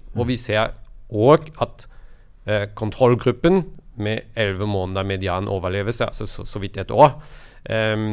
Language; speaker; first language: Norwegian; non-native, fluent; German